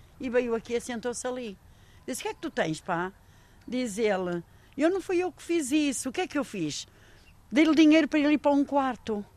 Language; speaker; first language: Portuguese; native; Portuguese